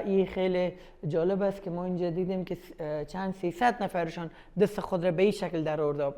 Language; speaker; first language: Persian; native; Persian